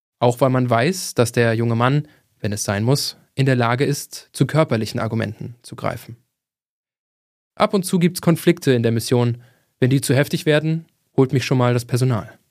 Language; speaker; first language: German; native; German